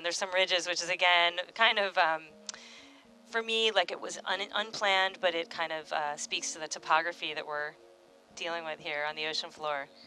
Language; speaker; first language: English; native; English